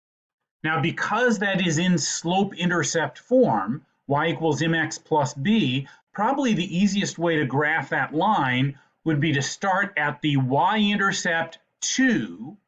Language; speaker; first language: English; native; English